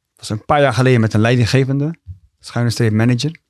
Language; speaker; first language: Dutch; early bilingual, other home language; Tigrinya